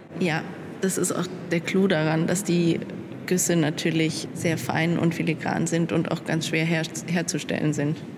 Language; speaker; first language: German; native; German